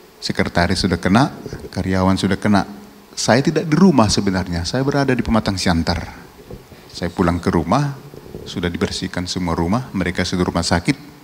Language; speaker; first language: Indonesian; non-native, local second language; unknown